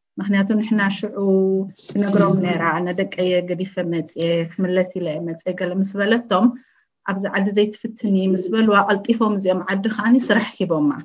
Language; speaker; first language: Tigrinya; early bilingual, heritage; Tigrinya